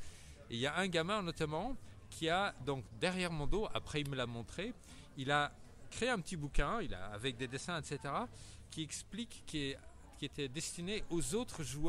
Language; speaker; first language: French; native; French